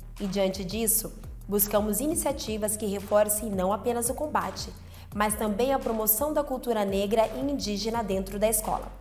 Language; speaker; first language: Portuguese; native; Portuguese